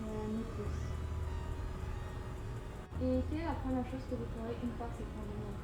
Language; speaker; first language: French; native; French